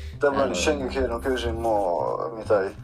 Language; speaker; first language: Japanese; non-native, learner; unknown